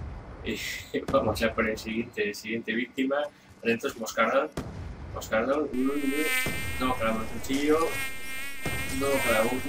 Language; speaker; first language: Spanish; native; Spanish